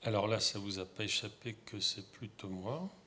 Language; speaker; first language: French; native; French